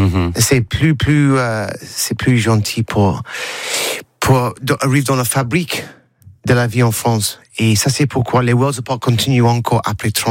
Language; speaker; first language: French; non-native, learner; English